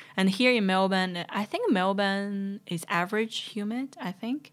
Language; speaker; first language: English; non-native, fluent; Chinese